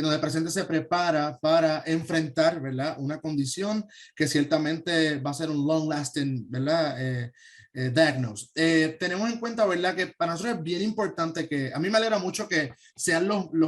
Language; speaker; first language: Spanish; native; Spanish